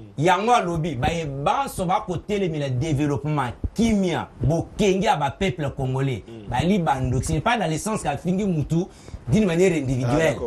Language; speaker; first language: French; non-native, local second language; Luba-Lulua